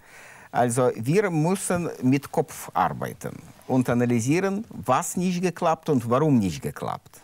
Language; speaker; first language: German; non-native, learner; Russian